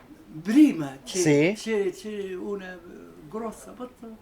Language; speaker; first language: Italian; non-native, learner; Arabic